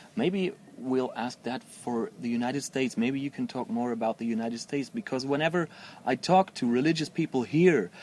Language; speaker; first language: English; non-native, fluent; German